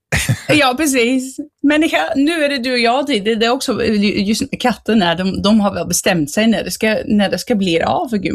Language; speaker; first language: Swedish; non-native, fluent; Dutch